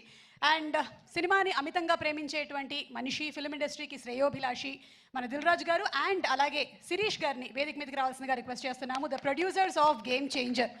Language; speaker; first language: Telugu; native; Telugu